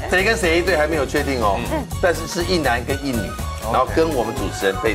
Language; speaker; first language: Chinese; native; Chinese